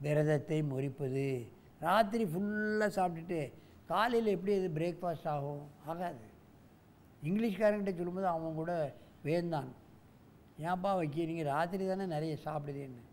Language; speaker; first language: Tamil; native; Tamil